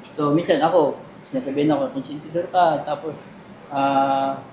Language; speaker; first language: Filipino; native; Filipino